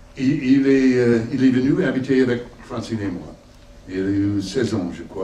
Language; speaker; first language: French; non-native, learner; English